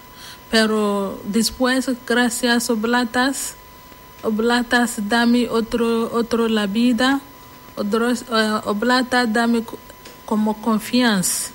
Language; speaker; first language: Spanish; non-native, learner; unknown